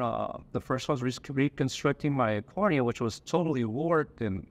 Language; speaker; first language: English; native; English